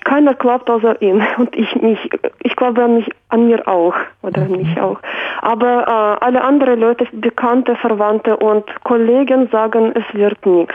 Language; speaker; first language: German; non-native, fluent; Russian